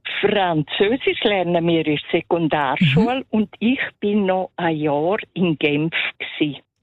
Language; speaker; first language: German; native; German